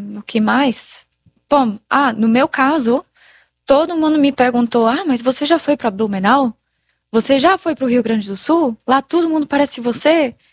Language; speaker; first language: Portuguese; non-native, fluent; German